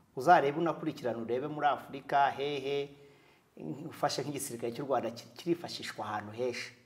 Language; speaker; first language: Kinyarwanda; native; Kinyarwanda